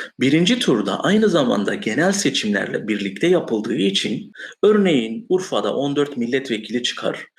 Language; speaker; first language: Turkish; non-native, local second language; Kurdish